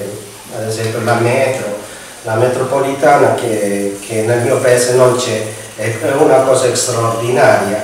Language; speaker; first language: Italian; non-native, fluent; Spanish